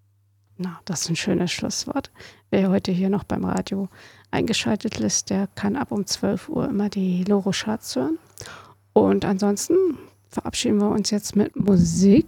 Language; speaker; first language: German; native; German